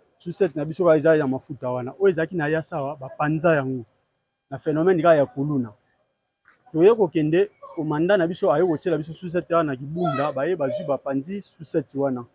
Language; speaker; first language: Lingala; native; Lingala